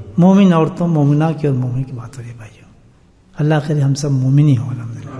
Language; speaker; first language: Urdu; non-native, local second language; Saraiki